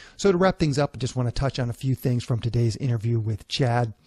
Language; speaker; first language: English; native; English